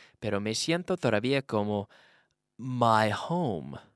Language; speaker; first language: Spanish; non-native, fluent; English